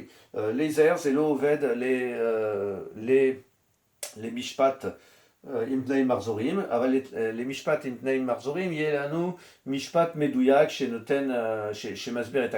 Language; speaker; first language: Hebrew; non-native, fluent; French